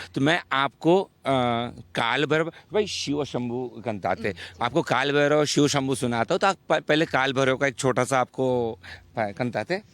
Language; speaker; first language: Hindi; native; Hindi